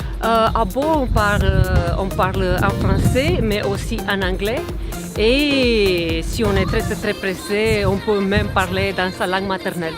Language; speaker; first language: French; non-native, fluent; Romanian